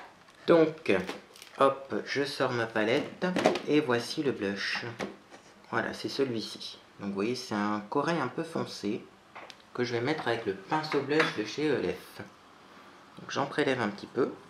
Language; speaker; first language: French; native; French